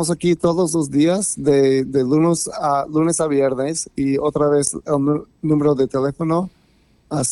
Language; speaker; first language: Spanish; non-native, fluent; English